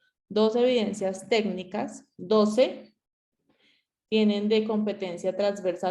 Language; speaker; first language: Spanish; native; Spanish